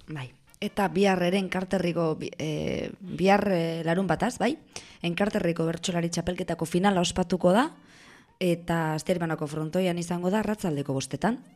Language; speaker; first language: Basque; native; Basque